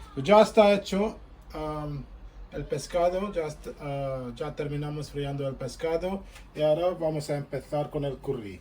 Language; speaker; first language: Spanish; non-native, fluent; Bangla